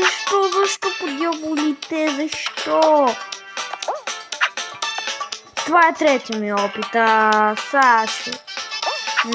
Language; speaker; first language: Bulgarian; native; Bulgarian